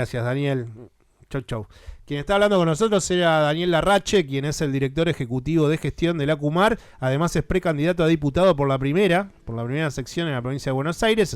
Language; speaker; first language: Spanish; native; Spanish